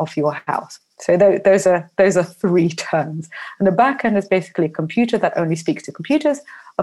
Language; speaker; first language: English; early bilingual, other home language; Russian